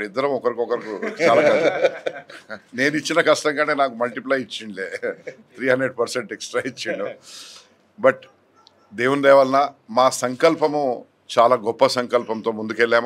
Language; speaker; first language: Telugu; native; Telugu